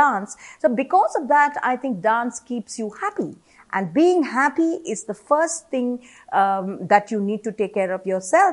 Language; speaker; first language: English; non-native, local second language; Malayalam